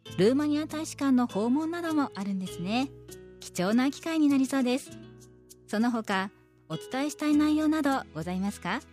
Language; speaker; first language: Japanese; native; Japanese